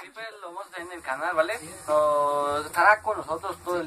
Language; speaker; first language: Spanish; native; Spanish